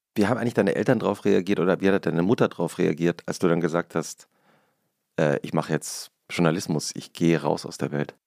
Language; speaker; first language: German; native; German